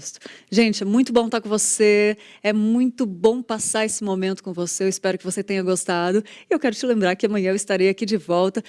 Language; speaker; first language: Portuguese; native; Portuguese